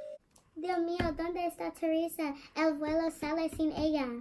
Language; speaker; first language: Spanish; non-native, learner; English